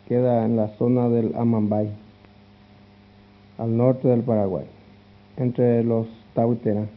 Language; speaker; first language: Spanish; non-native, local second language; Guarani